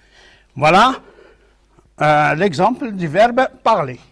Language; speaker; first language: French; non-native, local second language; Arabic